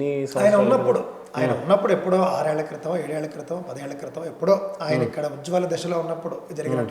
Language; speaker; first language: Telugu; native; Telugu